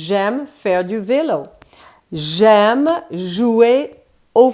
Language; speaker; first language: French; non-native, fluent; English